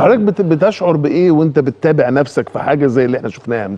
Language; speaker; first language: Arabic; native; Arabic